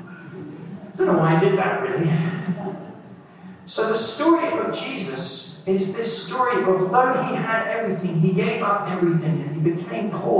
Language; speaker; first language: English; native; English